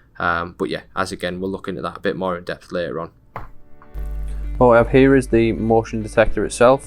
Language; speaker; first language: English; native; English